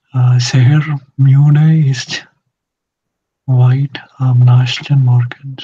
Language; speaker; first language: German; non-native, learner; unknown